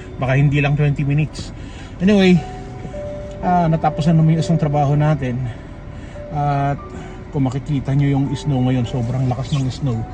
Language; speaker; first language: Filipino; native; Filipino